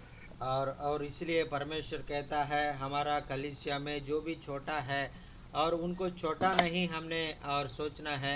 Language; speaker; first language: Hindi; non-native, local second language; Telugu